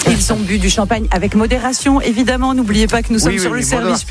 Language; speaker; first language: French; native; French